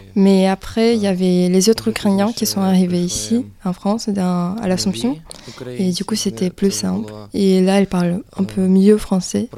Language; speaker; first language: French; early bilingual, other home language; Ukrainian